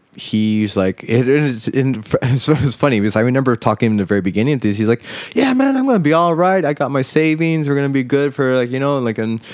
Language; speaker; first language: English; native; English